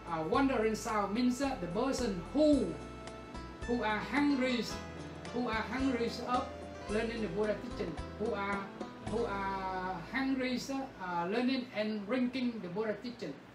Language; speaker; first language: English; non-native, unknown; Vietnamese